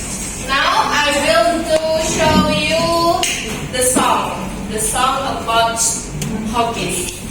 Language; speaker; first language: English; non-native, learner; Indonesian